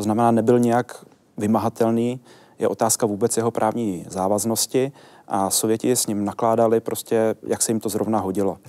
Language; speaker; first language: Czech; native; Czech